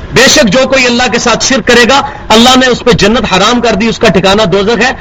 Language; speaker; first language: Urdu; non-native, local second language; Punjabi